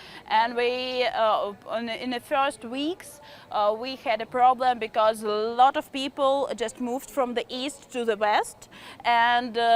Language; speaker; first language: English; non-native, fluent; Ukrainian